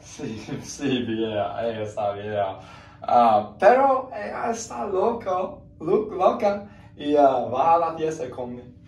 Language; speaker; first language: Spanish; non-native, learner; English